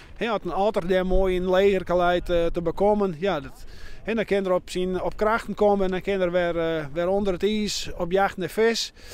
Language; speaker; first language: Dutch; non-native, local second language; Western Frisian